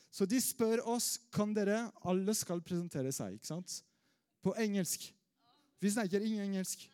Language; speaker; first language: Norwegian; non-native, fluent; French